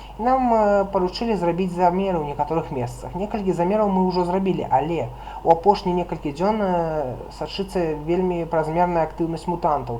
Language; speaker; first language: Belarusian; non-native, local second language; Russian